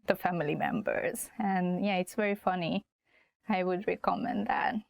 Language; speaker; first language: English; non-native, fluent; Hungarian